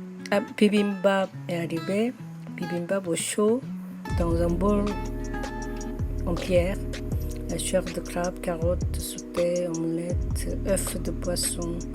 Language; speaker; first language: French; non-native, fluent; Korean